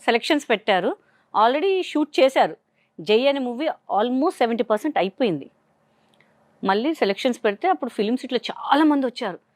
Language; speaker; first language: Telugu; non-native, local second language; Hindi